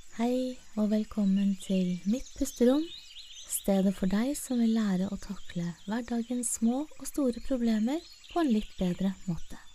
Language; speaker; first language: Norwegian; native; Norwegian